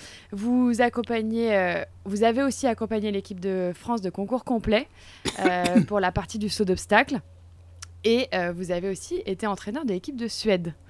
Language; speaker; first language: French; native; French